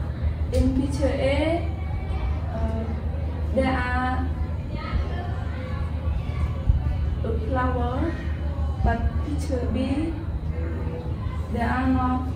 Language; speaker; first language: English; non-native, learner; Khmer